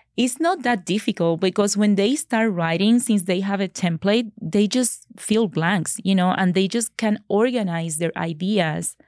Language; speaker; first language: English; non-native, fluent; Spanish